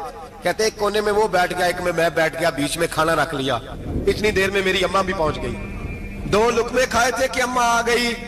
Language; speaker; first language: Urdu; non-native, local second language; Punjabi